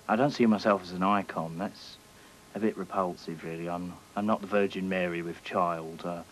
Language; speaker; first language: English; native; English